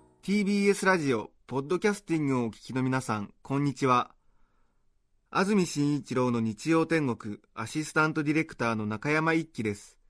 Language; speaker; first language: Japanese; native; Japanese